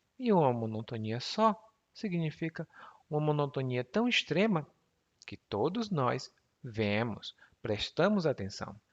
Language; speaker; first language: Portuguese; native; Portuguese